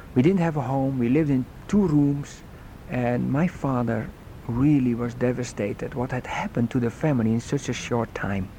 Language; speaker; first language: English; non-native, fluent; Dutch